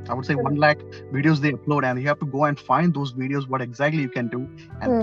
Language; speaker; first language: English; non-native, local second language; Malayalam